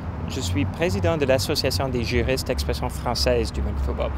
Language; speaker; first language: French; non-native, local second language; English